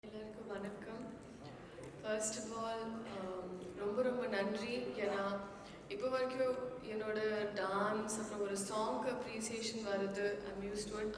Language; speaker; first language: Tamil; non-native, learner; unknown